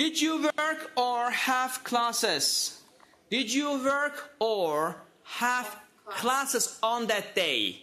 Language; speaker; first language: English; non-native, fluent; Turkish